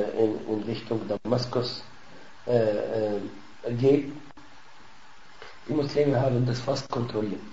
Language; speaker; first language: German; non-native, fluent; Arabic